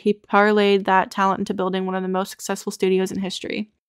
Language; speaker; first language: English; native; English